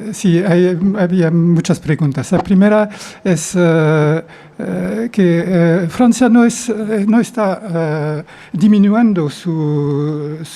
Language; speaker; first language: Spanish; non-native, fluent; French